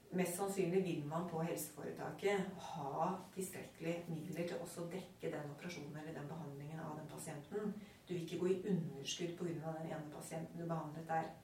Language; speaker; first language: Norwegian; native; Norwegian